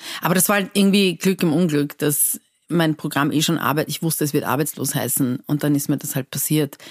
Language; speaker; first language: German; early bilingual, other home language; Persian